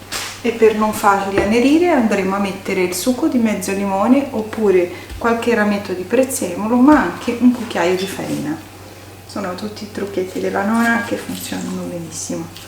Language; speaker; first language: Italian; native; Italian